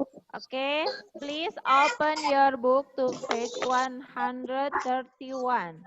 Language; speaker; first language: English; non-native, learner; Indonesian